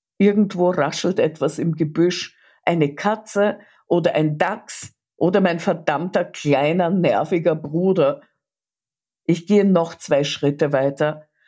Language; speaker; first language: German; early bilingual, other home language; Russian